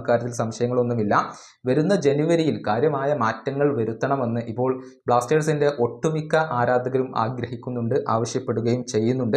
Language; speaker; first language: Malayalam; native; Malayalam